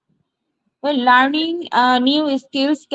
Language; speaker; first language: English; non-native, learner; Bangla